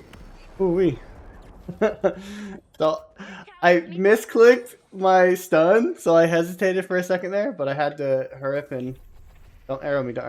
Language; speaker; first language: English; native; English